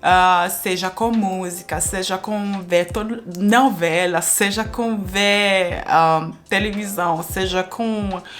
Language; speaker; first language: Portuguese; non-native, fluent; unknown